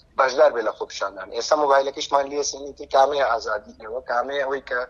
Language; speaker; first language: Central Kurdish; native; Central Kurdish